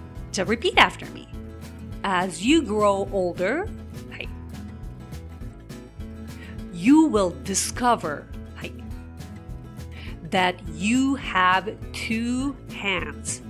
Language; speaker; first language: English; non-native, fluent; Japanese